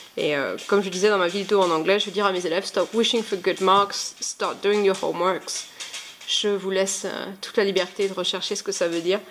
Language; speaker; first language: French; native; French